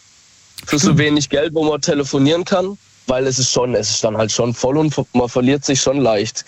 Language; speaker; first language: German; native; German